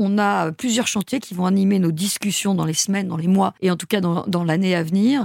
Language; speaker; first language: French; native; French